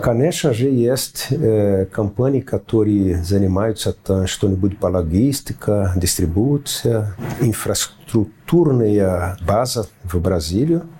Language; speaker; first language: Russian; non-native, fluent; Portuguese